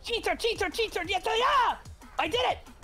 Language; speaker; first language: Russian; non-native, learner; English